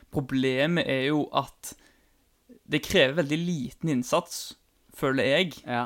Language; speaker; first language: Norwegian; native; Norwegian